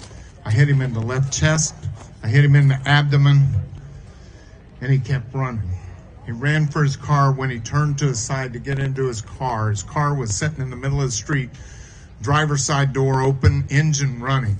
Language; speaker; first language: English; native; English